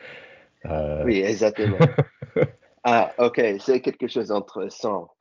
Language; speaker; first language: French; non-native, learner; English